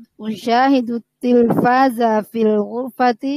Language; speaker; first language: Arabic; non-native, learner; Indonesian